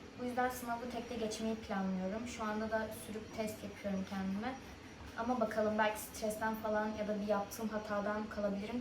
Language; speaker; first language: Turkish; early bilingual, other home language; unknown